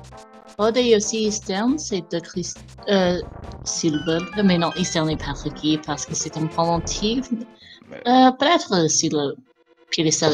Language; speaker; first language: French; non-native, fluent; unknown